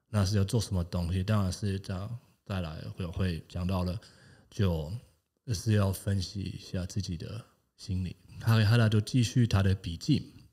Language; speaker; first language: Chinese; non-native, fluent; German